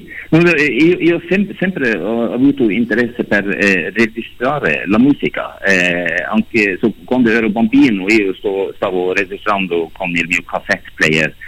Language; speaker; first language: Italian; non-native, learner; Norwegian